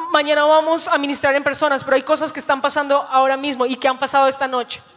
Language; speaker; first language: Spanish; native; Spanish